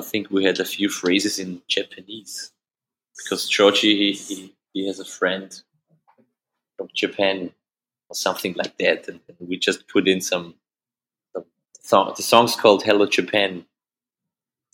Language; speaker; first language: English; non-native, fluent; German